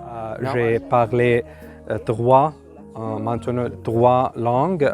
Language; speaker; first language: French; non-native, learner; Arabic